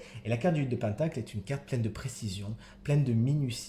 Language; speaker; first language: French; native; French